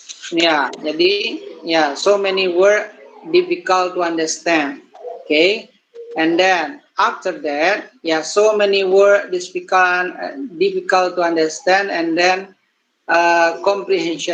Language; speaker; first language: English; non-native, learner; Indonesian